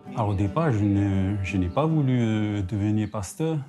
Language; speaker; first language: French; non-native, local second language; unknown